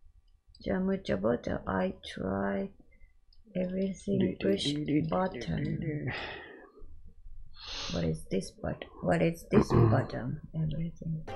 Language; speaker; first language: English; non-native, learner; Japanese